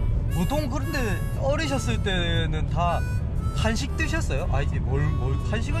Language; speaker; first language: Korean; native; Korean